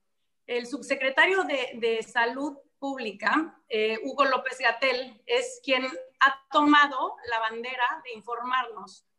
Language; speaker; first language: Spanish; native; Spanish